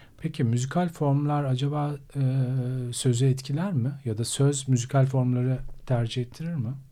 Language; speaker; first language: Turkish; native; Turkish